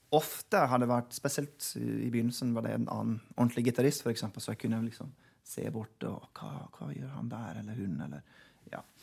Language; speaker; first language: Norwegian; non-native, fluent; English